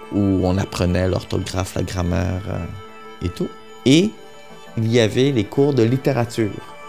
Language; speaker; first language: French; early bilingual, other home language; Hungarian